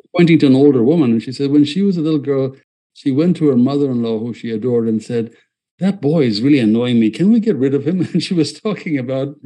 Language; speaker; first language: English; non-native, fluent; Malayalam